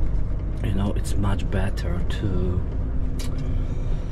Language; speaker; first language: English; non-native, fluent; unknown